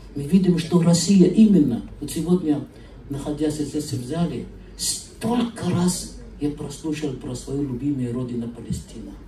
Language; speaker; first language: Russian; non-native, fluent; Arabic